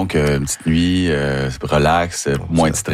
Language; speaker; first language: French; native; French